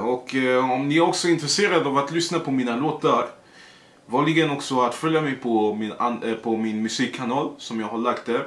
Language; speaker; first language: Swedish; early bilingual, other home language; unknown